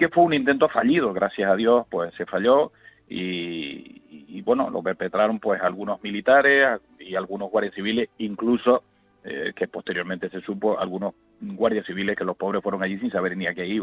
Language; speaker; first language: Spanish; native; Spanish